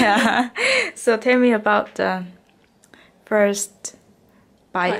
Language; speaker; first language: English; non-native, learner; Korean